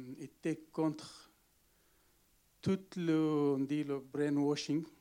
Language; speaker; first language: French; non-native, learner; Arabic